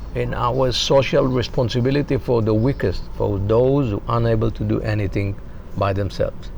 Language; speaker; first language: English; non-native, fluent; Hebrew